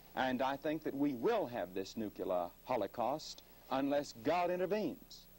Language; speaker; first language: English; native; English